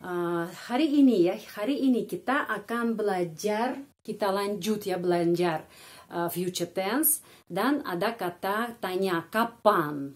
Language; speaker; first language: Indonesian; non-native, fluent; Russian